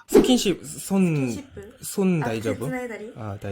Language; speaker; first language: Korean; native; Korean